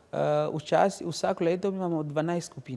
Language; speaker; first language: Slovenian; non-native, learner; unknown